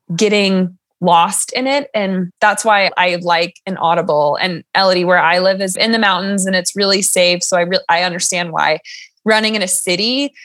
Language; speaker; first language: English; native; English